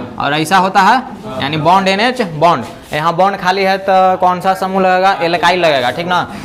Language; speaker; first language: Hindi; native; Hindi